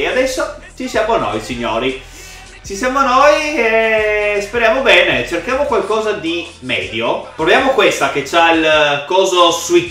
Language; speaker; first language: Italian; native; Italian